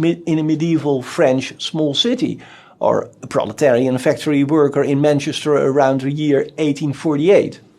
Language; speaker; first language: English; non-native, fluent; Dutch